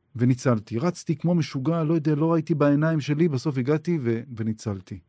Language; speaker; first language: Hebrew; native; Hebrew